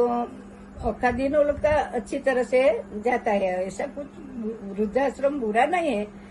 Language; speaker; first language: Hindi; non-native, local second language; Gujarati